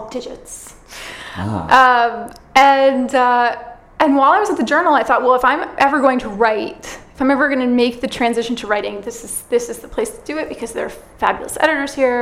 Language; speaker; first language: English; native; English